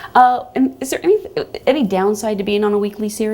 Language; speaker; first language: English; native; English